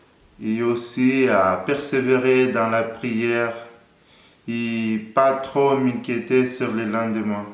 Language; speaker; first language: French; non-native, fluent; Portuguese